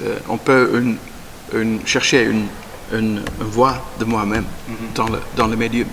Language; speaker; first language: French; non-native, learner; Dutch